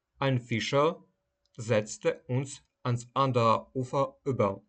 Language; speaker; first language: German; non-native, fluent; Ukrainian